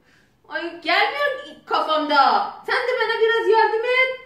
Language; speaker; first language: Turkish; non-native, learner; Azerbaijani